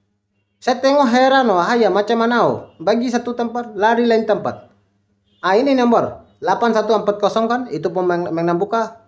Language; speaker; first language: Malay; non-native, local second language; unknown